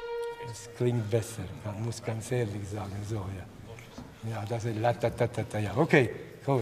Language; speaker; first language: German; non-native, fluent; Latvian